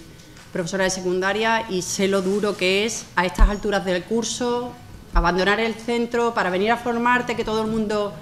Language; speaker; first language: Spanish; native; Spanish